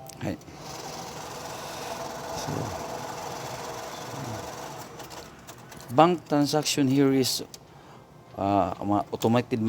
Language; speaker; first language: English; non-native, local second language; Cebuano